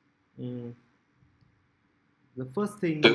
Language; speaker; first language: English; non-native, local second language; Vietnamese